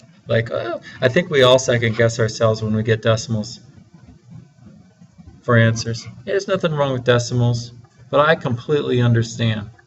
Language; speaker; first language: English; native; English